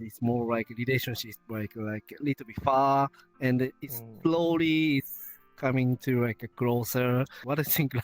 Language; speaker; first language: English; non-native, learner; Japanese